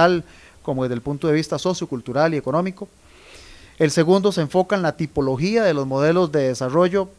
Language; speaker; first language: Spanish; native; Spanish